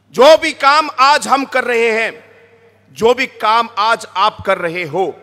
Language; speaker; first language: Hindi; non-native, local second language; Garo